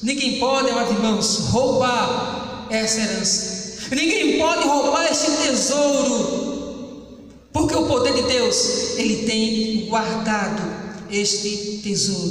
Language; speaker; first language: Portuguese; native; Portuguese